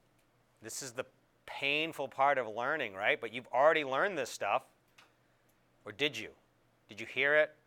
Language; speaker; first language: English; native; English